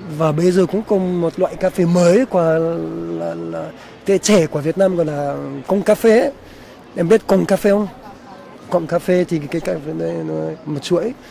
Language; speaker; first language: Vietnamese; non-native, fluent; French